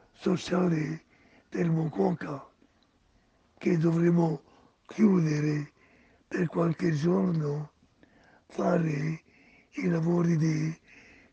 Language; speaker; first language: Italian; non-native, fluent; Spanish